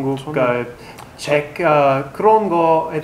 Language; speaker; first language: Korean; non-native, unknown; English